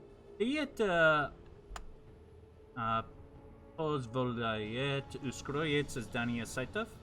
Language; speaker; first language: Russian; non-native, learner; English